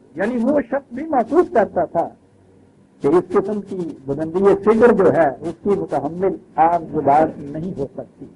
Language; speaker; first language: Urdu; non-native, local second language; Punjabi